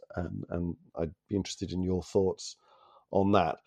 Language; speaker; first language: English; native; English